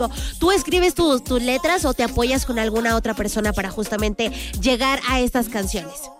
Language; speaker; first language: Spanish; native; Spanish